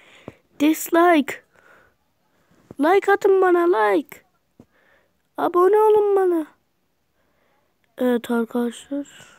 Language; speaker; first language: Turkish; native; Turkish